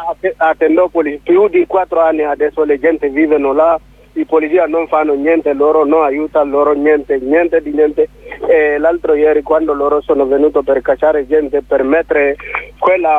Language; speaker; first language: Italian; non-native, learner; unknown